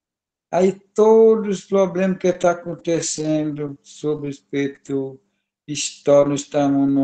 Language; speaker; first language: Portuguese; non-native, local second language; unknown